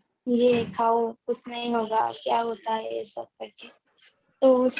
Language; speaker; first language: Hindi; non-native, local second language; Bangla